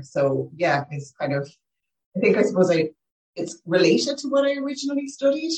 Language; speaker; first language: English; native; English